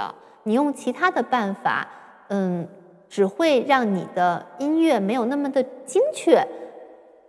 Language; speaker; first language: Chinese; native; Chinese